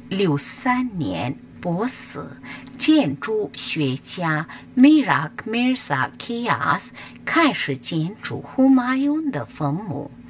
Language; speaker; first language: Chinese; non-native, fluent; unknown